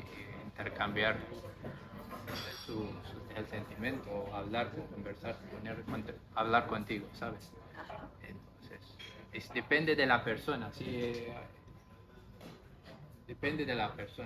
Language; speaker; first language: Spanish; non-native, fluent; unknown